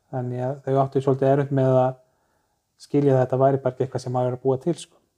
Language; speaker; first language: Icelandic; native; Icelandic